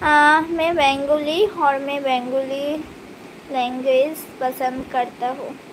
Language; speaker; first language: Hindi; non-native, local second language; Bangla